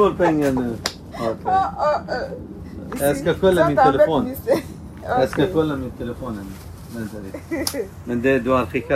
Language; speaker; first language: Swedish; non-native, learner; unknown